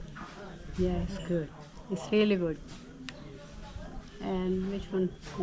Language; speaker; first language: English; non-native, local second language; Hindi